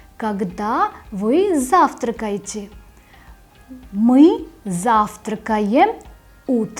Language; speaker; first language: Russian; non-native, fluent; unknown